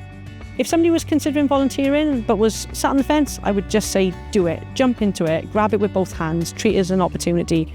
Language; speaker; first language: English; native; English